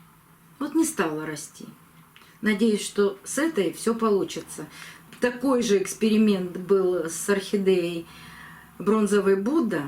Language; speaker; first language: Russian; native; Russian